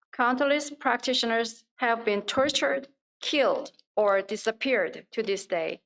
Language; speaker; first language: English; non-native, fluent; Korean